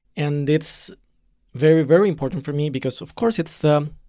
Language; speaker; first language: English; non-native, fluent; Spanish